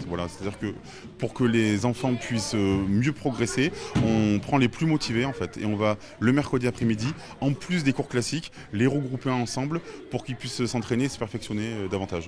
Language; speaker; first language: French; native; French